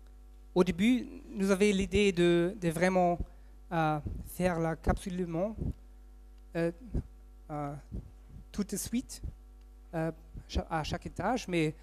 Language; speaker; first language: French; non-native, fluent; German